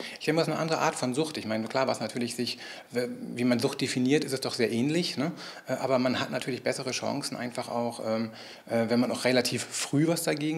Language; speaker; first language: German; native; German